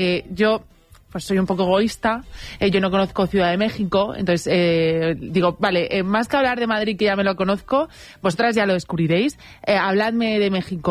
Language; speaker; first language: Spanish; native; Spanish